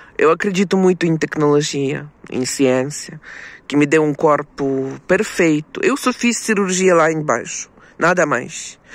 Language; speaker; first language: Portuguese; non-native, fluent; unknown